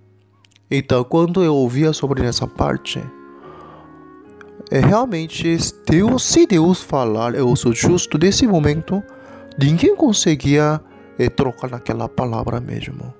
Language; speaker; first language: Portuguese; non-native, learner; Korean